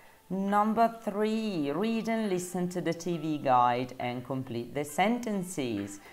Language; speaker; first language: English; non-native, fluent; Italian